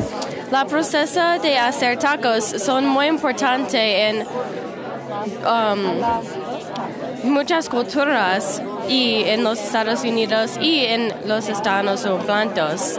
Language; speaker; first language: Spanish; non-native, learner; English